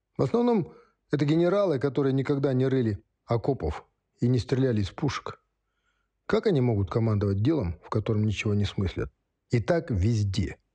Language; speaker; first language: Russian; non-native, local second language; Kazakh